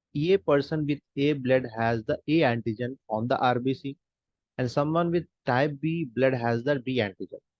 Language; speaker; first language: English; non-native, local second language; Hindi